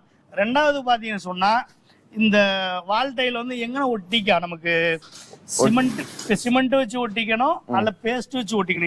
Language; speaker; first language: Tamil; native; Tamil